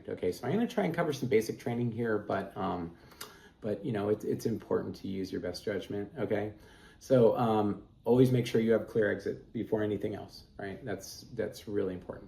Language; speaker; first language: English; native; English